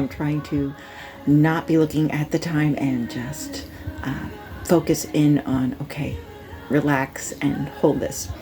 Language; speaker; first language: English; native; English